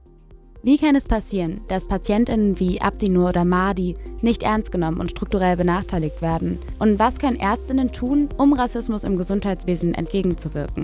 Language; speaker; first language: German; native; German